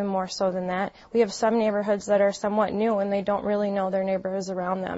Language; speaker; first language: English; native; English